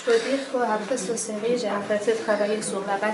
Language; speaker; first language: French; non-native, fluent; Persian